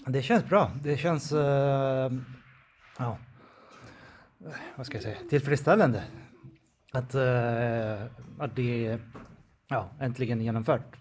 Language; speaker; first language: Swedish; non-native, fluent; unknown